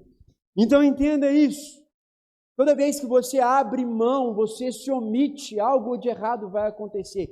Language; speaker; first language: Portuguese; native; Portuguese